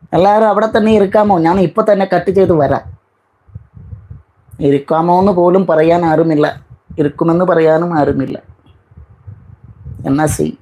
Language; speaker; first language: Malayalam; non-native, learner; Bangla